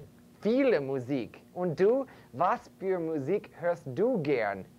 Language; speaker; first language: German; non-native, fluent; English